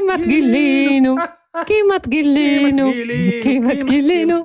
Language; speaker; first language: Hebrew; native; Hebrew